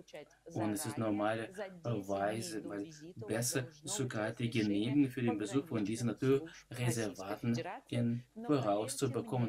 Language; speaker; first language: German; non-native, fluent; Russian